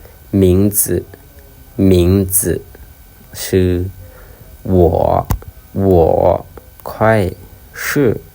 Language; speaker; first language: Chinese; non-native, fluent; Lao